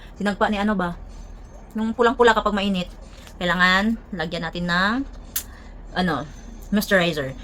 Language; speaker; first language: Filipino; non-native, local second language; Cebuano